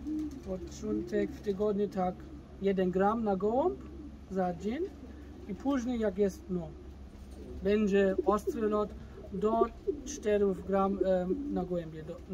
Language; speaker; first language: Polish; early bilingual, heritage; German